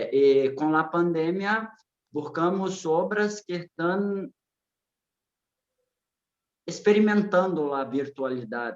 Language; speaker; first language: Spanish; non-native, fluent; Portuguese